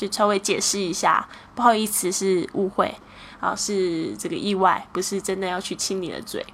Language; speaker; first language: Chinese; native; Chinese